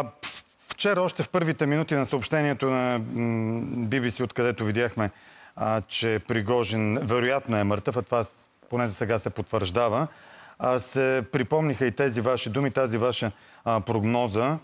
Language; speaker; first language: Bulgarian; native; Bulgarian